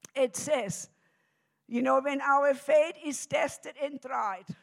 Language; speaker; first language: English; non-native, fluent; German